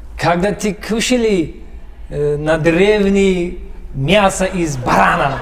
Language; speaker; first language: Russian; non-native, learner; Tajik